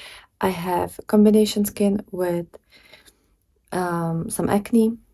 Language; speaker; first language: English; non-native, fluent; Czech